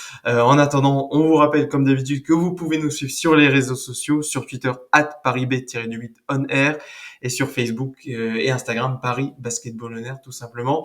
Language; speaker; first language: French; native; French